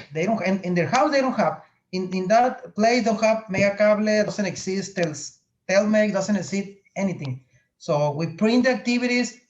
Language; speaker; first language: English; non-native, fluent; Spanish